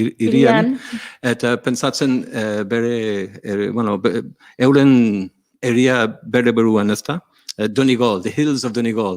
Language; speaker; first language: Basque; non-native, learner; English